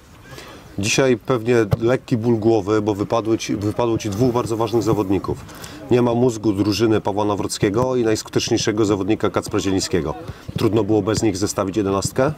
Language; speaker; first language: Polish; native; Polish